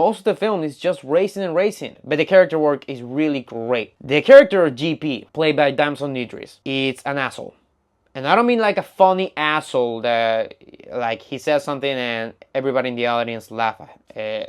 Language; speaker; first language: English; non-native, fluent; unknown